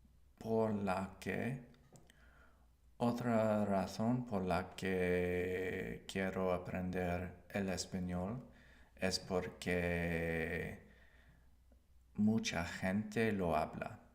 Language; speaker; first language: Spanish; non-native, learner; English